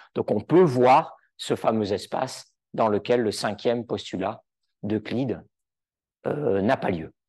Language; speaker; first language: French; native; French